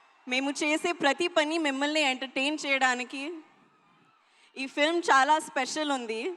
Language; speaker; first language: Telugu; non-native, learner; Hindi